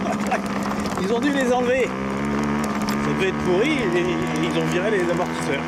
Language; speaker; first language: French; native; French